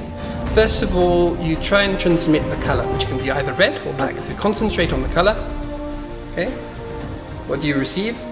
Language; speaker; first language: English; non-native, fluent; German